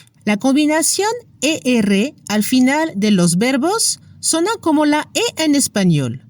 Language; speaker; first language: Spanish; non-native, fluent; French